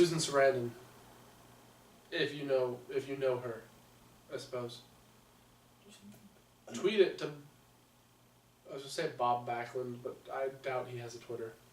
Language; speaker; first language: English; native; English